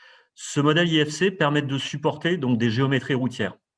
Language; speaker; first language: French; native; French